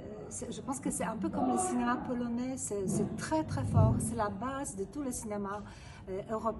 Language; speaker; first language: French; non-native, fluent; Polish